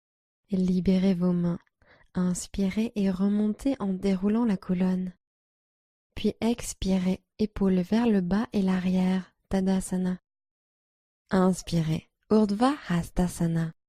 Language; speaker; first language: French; native; French